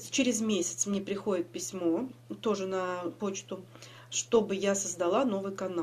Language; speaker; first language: Russian; native; Russian